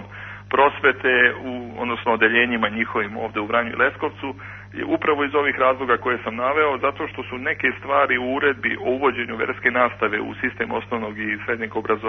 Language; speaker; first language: Croatian; native; Croatian